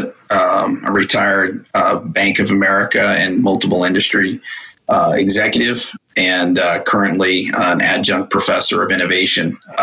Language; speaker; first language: English; native; English